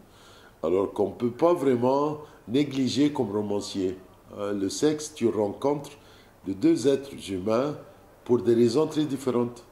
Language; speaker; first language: French; non-native, fluent; Arabic